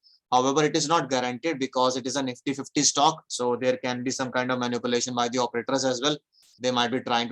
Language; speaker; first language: English; non-native, local second language; Hindi